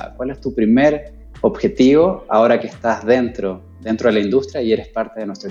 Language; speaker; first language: Spanish; native; Spanish